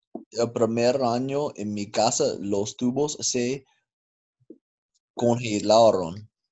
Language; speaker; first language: Spanish; non-native, learner; English